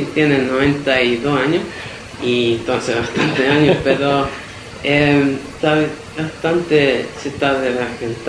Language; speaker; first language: Spanish; early bilingual, heritage; Spanish